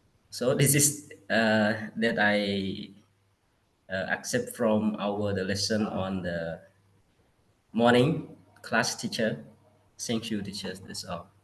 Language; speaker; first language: English; non-native, learner; Khmer